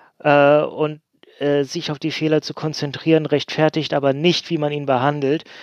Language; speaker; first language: German; native; German